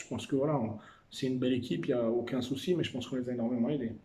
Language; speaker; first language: French; native; French